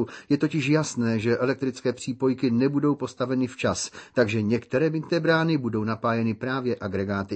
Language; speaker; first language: Czech; native; Czech